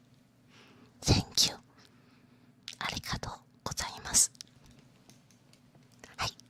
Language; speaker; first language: Japanese; non-native, learner; Chinese